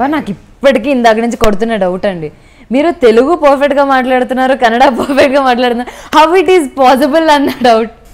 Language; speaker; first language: Telugu; native; Telugu